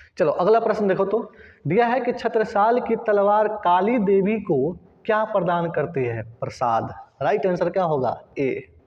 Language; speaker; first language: Hindi; native; Hindi